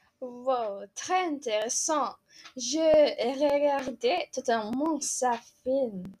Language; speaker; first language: French; non-native, learner; English